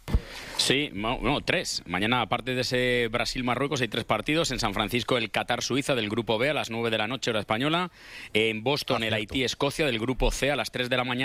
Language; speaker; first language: Spanish; native; Spanish